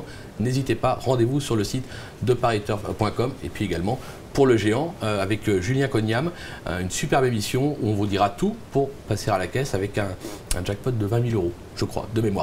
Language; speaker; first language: French; native; French